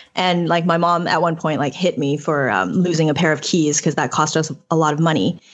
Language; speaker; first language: English; early bilingual, other home language; Chinese